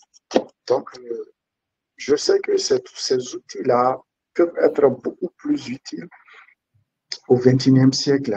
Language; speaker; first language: French; non-native, fluent; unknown